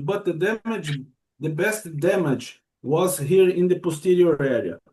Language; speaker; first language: English; non-native, learner; Portuguese